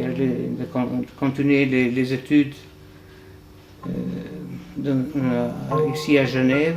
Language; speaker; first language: French; non-native, fluent; Albanian